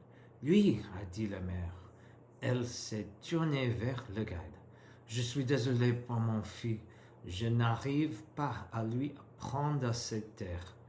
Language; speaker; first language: French; non-native, learner; English